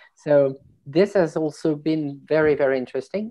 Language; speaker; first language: English; non-native, fluent; French